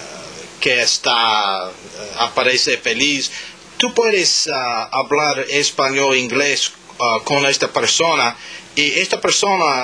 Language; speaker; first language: Spanish; non-native, learner; English